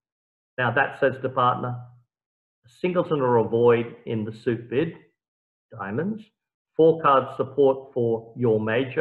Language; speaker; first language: English; native; English